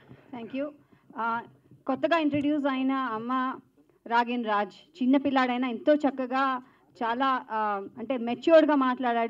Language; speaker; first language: Telugu; native; Telugu